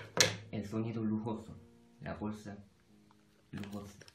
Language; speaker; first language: Spanish; non-native, fluent; Korean